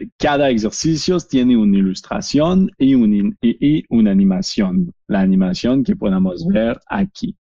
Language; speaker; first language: Spanish; non-native, learner; French